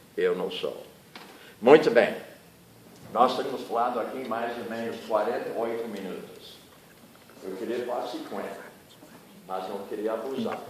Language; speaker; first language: Portuguese; non-native, fluent; English